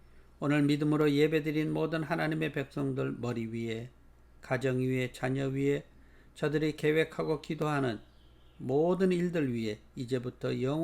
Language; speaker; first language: Korean; native; Korean